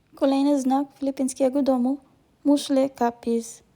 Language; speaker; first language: Polish; non-native, learner; Filipino